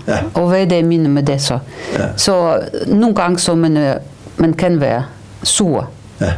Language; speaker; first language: Danish; non-native, fluent; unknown